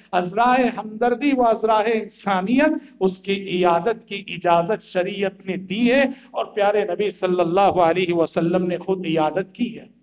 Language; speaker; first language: Urdu; native; Urdu